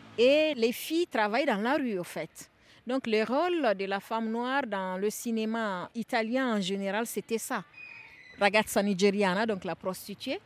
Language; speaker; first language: French; non-native, local second language; Bambara